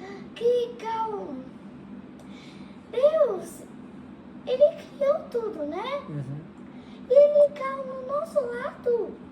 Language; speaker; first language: Portuguese; early bilingual, heritage; Portuguese